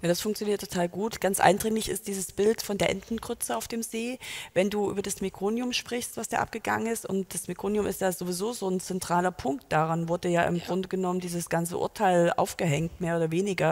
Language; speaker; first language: German; native; German